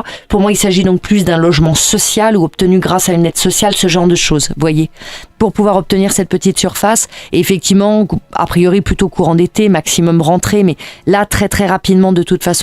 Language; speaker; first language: French; native; French